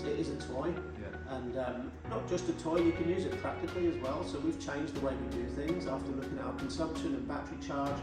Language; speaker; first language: English; native; English